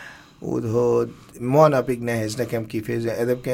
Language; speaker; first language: Hungarian; non-native, fluent; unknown